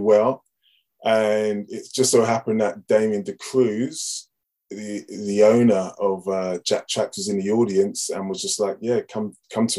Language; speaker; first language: English; native; English